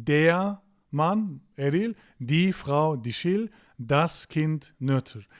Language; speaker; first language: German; non-native, fluent; Turkish